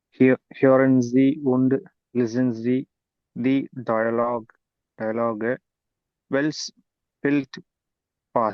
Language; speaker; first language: German; non-native, learner; Tamil